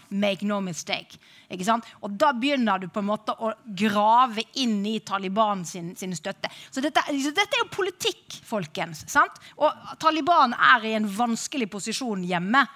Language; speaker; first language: Norwegian; native; Norwegian